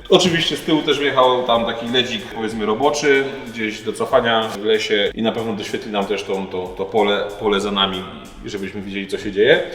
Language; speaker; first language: Polish; native; Polish